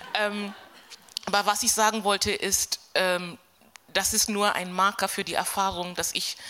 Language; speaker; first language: German; non-native, fluent; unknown